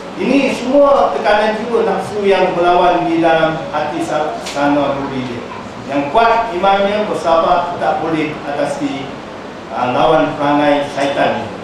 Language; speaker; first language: Malay; non-native, local second language; Chinese